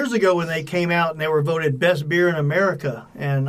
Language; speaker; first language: English; native; English